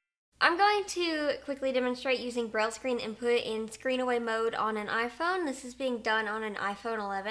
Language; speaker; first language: English; native; English